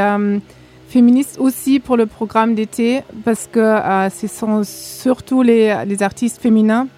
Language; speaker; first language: French; non-native, fluent; German